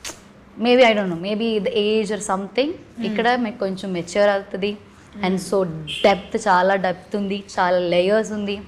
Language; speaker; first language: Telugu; non-native, learner; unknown